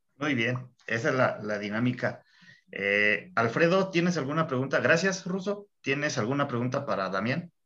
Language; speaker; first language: Spanish; native; Spanish